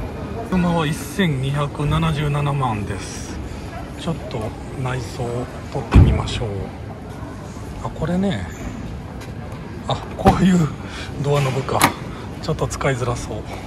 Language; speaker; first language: Japanese; native; Japanese